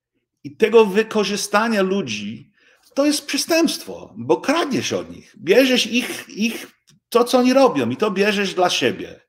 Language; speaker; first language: Polish; early bilingual, heritage; English